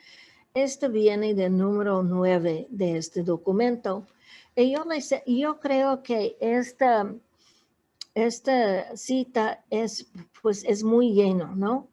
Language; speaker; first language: Spanish; non-native, fluent; English